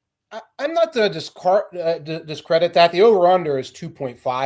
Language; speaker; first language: English; native; English